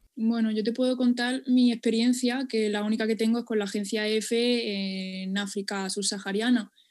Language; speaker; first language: Spanish; native; Spanish